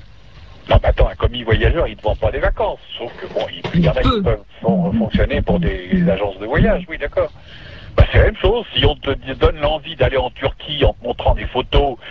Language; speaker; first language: French; native; French